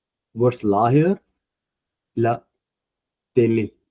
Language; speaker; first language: French; non-native, fluent; Punjabi